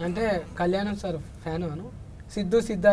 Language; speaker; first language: Telugu; native; Telugu